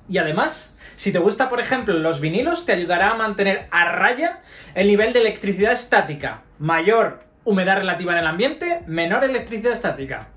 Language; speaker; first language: Spanish; native; Spanish